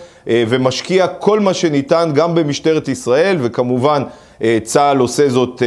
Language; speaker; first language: Hebrew; native; Hebrew